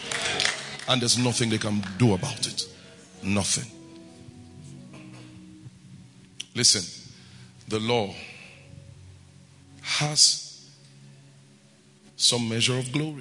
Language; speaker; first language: English; non-native, local second language; Bini